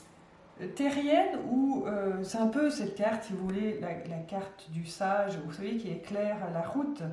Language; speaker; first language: French; native; French